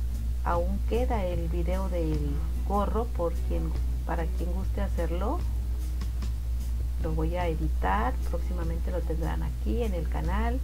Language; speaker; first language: Spanish; native; Spanish